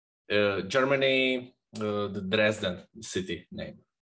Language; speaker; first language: English; non-native, learner; Czech